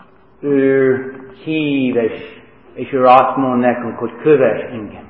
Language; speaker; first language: Hungarian; non-native, fluent; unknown